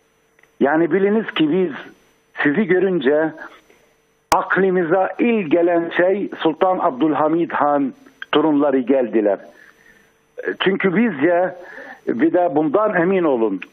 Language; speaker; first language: Turkish; non-native, fluent; Arabic